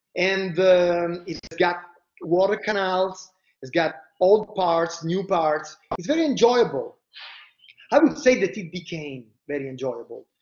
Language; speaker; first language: English; non-native, fluent; Italian